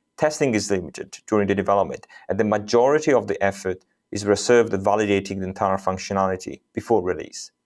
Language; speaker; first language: English; non-native, fluent; Italian